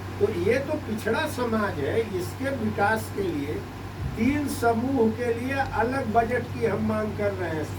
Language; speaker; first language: Hindi; native; Hindi